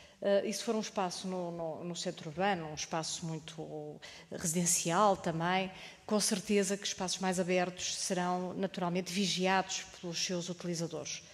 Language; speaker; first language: Portuguese; native; Portuguese